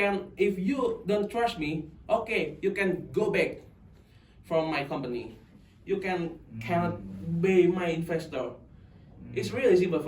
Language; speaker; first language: English; non-native, local second language; Indonesian